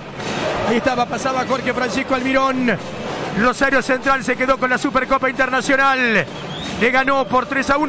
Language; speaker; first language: Spanish; native; Spanish